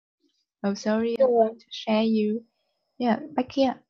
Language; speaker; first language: English; non-native, learner; Vietnamese